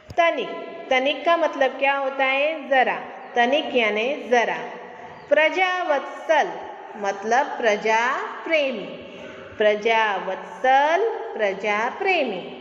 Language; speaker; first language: Hindi; non-native, local second language; Gujarati